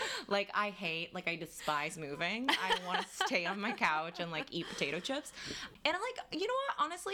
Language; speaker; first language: English; non-native, fluent; Korean